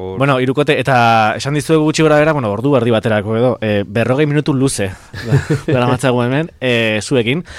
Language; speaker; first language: Basque; native; Basque